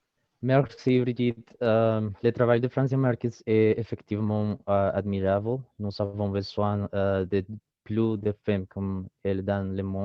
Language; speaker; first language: French; non-native, learner; Spanish